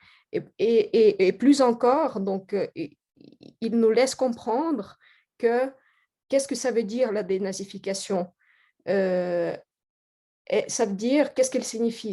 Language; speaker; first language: French; non-native, fluent; Russian